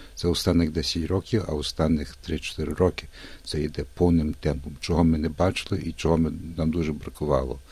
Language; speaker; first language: Ukrainian; early bilingual, heritage; Ukrainian